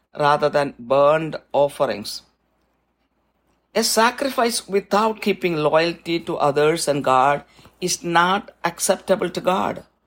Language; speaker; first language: English; non-native, local second language; Malayalam